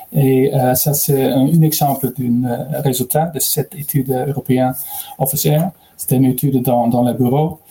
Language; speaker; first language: French; non-native, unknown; Dutch